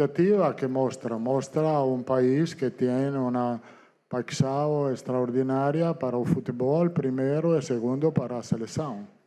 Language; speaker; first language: Portuguese; non-native, fluent; Italian